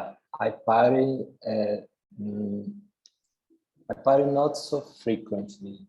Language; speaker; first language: English; non-native, learner; Portuguese